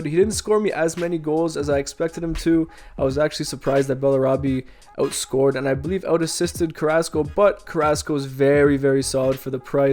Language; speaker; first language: English; native; English